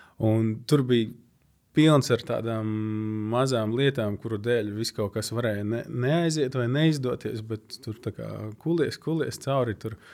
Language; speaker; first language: Latvian; native; Latvian